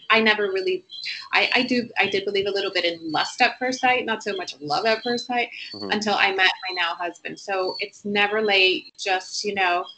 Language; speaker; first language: English; non-native, fluent; Spanish